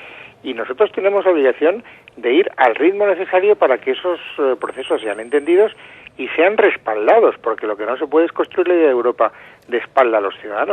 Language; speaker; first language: Spanish; native; Spanish